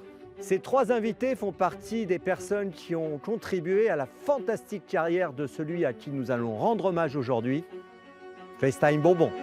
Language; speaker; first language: French; native; French